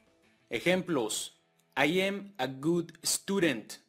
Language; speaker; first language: English; non-native, fluent; Spanish